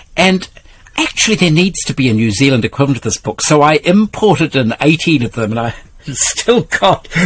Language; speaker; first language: English; native; English